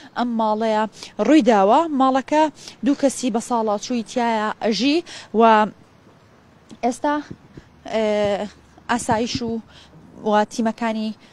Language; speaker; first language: Central Kurdish; native; Central Kurdish